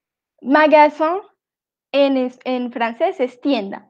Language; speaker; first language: French; non-native, fluent; Spanish